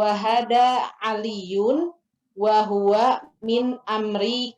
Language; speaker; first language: Arabic; non-native, learner; Indonesian